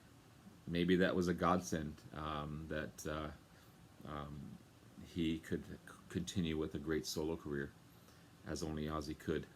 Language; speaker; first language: English; native; English